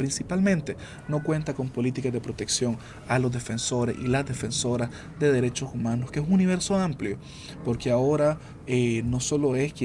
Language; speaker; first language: Spanish; native; Spanish